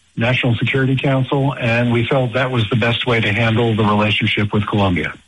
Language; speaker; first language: English; native; English